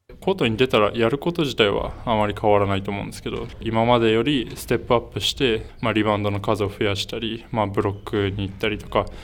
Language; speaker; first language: Japanese; native; Japanese